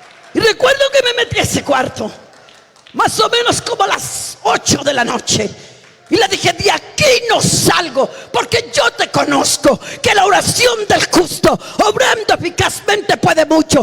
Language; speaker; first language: Spanish; native; Spanish